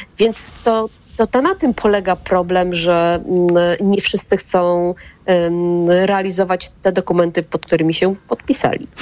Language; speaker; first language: Polish; native; Polish